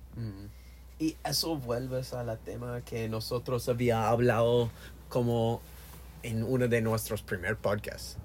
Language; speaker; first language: Spanish; non-native, learner; English